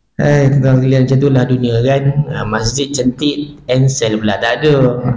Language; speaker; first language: Malay; native; Malay